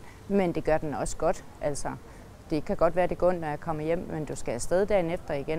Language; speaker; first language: Danish; native; Danish